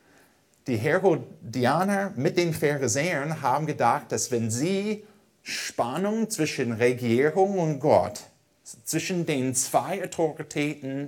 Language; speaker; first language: German; non-native, fluent; English